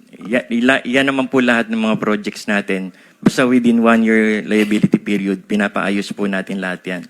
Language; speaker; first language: Filipino; native; Filipino